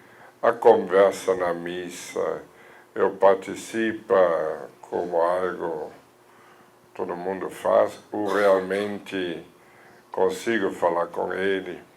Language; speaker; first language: Portuguese; non-native, fluent; German